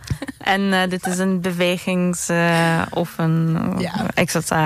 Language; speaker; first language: Dutch; non-native, fluent; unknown